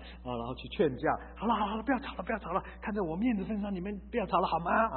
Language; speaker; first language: Chinese; native; Chinese